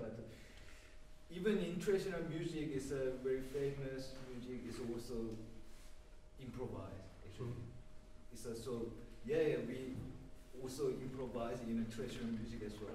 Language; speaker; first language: English; non-native, learner; Korean